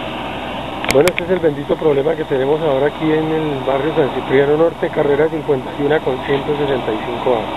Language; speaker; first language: Spanish; native; Spanish